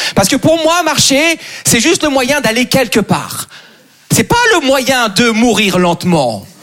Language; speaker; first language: French; native; French